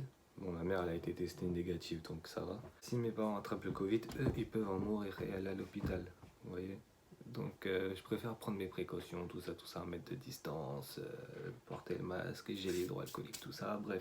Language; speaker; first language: French; native; French